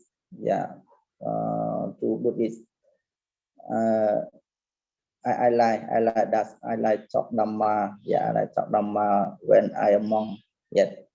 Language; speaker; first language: English; non-native, learner; Khmer